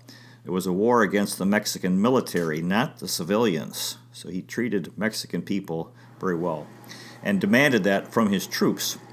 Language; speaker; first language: English; native; English